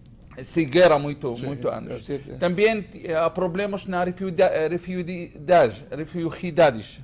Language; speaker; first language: Spanish; non-native, learner; Hebrew